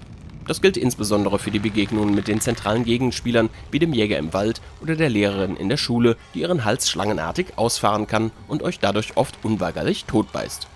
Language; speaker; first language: German; native; German